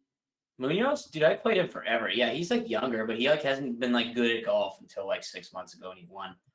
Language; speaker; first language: English; native; English